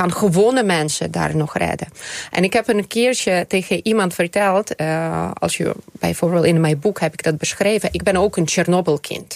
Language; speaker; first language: Dutch; non-native, fluent; Ukrainian